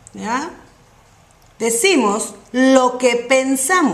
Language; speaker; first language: Spanish; non-native, fluent; English